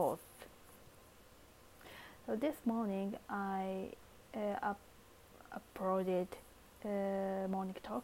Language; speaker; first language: English; non-native, learner; Japanese